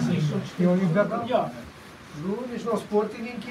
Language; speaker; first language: Lithuanian; native; Lithuanian